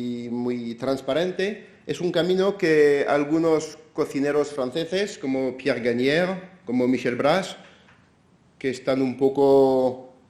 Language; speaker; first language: Spanish; non-native, fluent; French